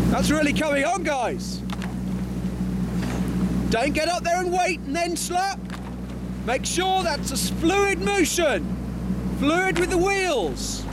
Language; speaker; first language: English; native; English